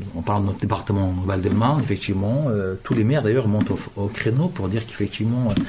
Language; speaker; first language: French; early bilingual, other home language; Turkish